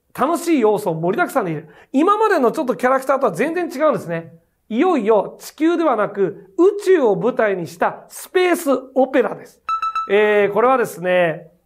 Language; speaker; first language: Japanese; native; Japanese